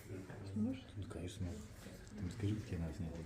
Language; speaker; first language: Russian; native; Russian